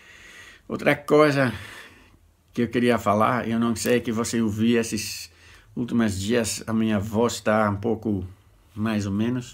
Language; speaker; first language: Portuguese; non-native, fluent; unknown